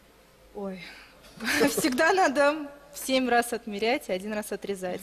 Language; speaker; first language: Russian; native; Russian